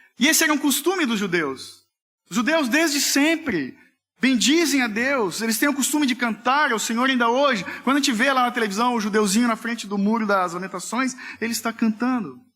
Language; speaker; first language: Portuguese; native; Portuguese